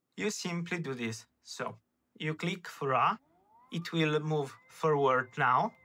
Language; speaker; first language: English; non-native, fluent; Italian